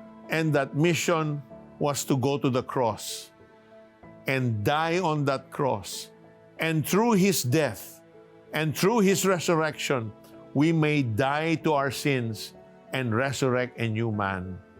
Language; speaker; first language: English; non-native, local second language; Filipino